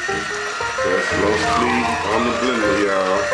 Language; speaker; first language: English; native; English